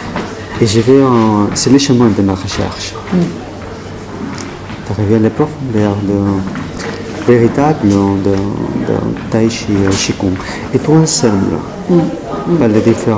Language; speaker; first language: French; non-native, learner; Spanish